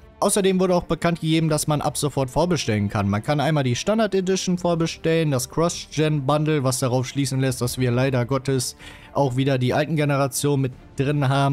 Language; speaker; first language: German; native; German